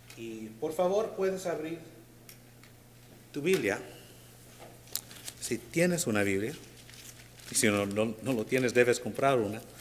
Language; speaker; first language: Spanish; non-native, learner; English